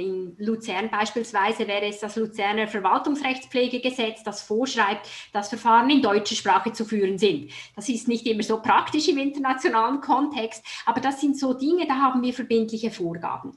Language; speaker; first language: German; native; German